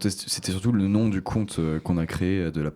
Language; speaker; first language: French; native; French